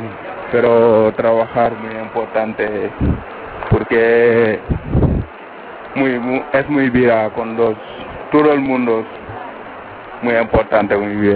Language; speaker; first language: Spanish; non-native, learner; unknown